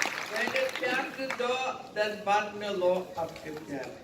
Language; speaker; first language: Hindi; non-native, learner; Ukrainian